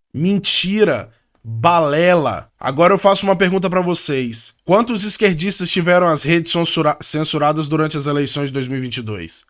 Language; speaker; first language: Portuguese; native; Portuguese